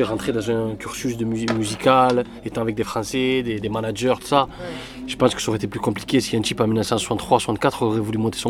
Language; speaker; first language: French; early bilingual, other home language; Arabic